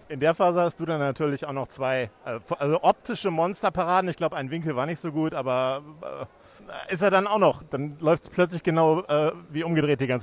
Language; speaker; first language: German; native; German